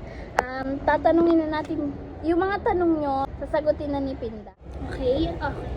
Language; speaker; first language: Filipino; native; Filipino